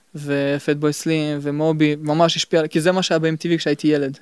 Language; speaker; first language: Hebrew; early bilingual, other home language; Russian